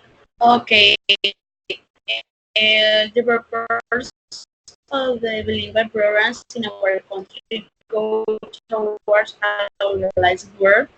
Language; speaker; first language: English; non-native, learner; Spanish